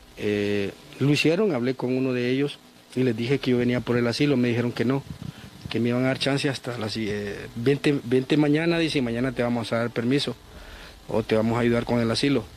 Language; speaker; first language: Spanish; native; Spanish